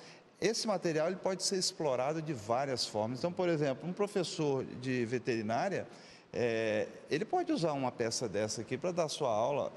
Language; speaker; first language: Portuguese; native; Portuguese